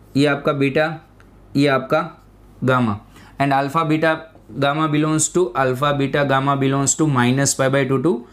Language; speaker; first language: Hindi; non-native, local second language; Gujarati